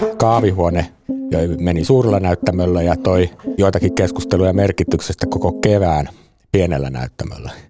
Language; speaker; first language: Finnish; native; Finnish